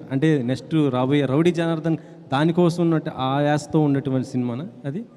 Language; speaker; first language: Telugu; native; Telugu